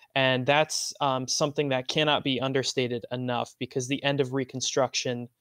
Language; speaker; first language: English; native; English